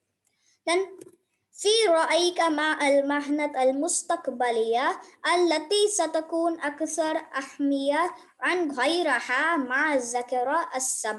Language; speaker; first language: Arabic; non-native, learner; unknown